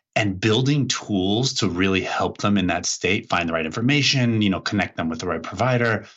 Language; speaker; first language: English; native; English